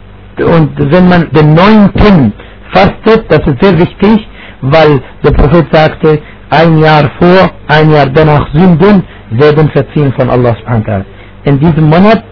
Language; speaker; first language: German; non-native, fluent; Arabic